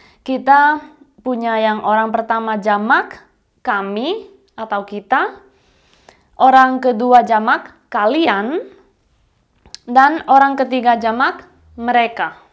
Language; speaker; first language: Indonesian; non-native, fluent; Spanish